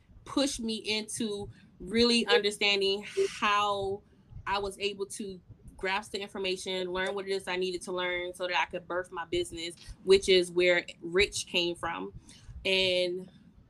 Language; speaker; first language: English; native; English